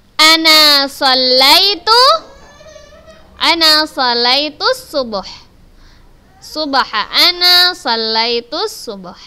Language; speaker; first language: Arabic; non-native, fluent; Indonesian